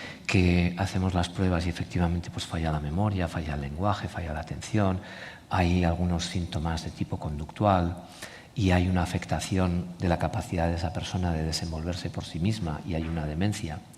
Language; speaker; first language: Spanish; native; Spanish